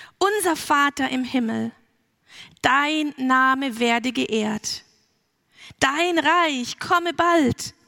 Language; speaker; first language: German; early bilingual, heritage; German